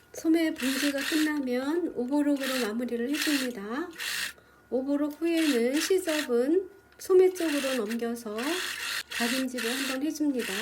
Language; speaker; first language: Korean; native; Korean